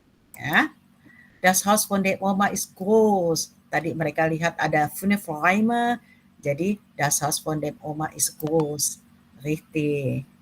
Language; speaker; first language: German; non-native, fluent; Indonesian